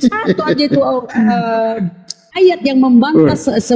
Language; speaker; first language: Indonesian; native; Indonesian